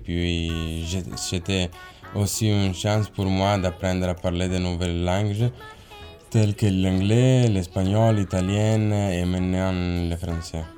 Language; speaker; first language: French; non-native, learner; Italian